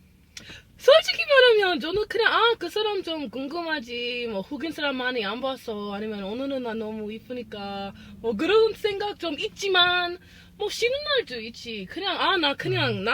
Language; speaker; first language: Korean; non-native, learner; English